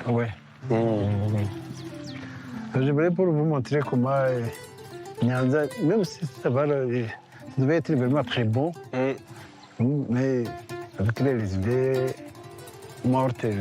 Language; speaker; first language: French; non-native, local second language; Kinyarwanda